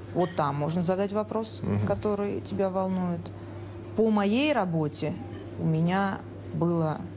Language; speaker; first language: Russian; native; Russian